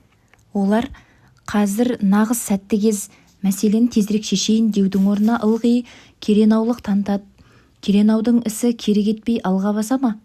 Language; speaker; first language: Kazakh; native; Kazakh